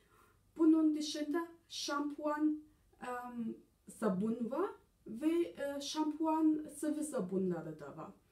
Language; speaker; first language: Turkish; early bilingual, heritage; German